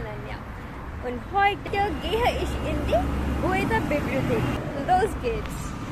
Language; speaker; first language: German; non-native, learner; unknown